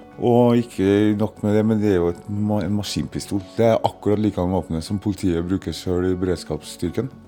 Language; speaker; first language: Norwegian; native; Norwegian